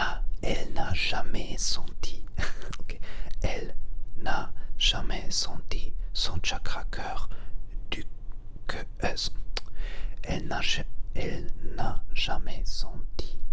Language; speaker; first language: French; non-native, learner; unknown